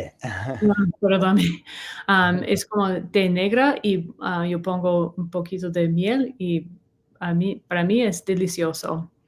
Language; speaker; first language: Spanish; non-native, learner; English